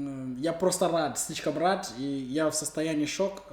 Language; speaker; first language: Russian; non-native, learner; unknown